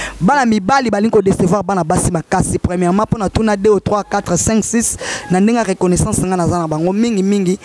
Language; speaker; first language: Lingala; non-native, local second language; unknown